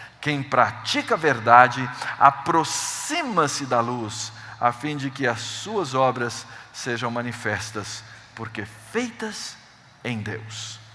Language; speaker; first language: Portuguese; native; Portuguese